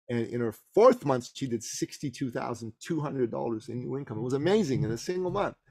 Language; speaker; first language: English; early bilingual, other home language; Persian